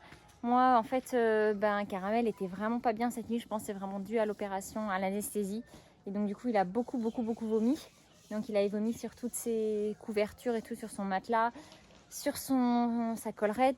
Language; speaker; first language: French; native; French